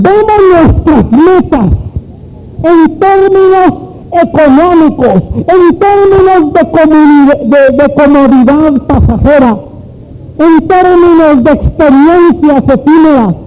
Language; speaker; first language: Spanish; native; Spanish